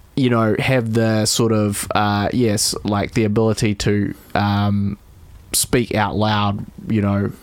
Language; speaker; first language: English; native; English